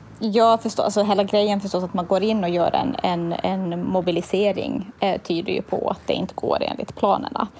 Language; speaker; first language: Swedish; native; Swedish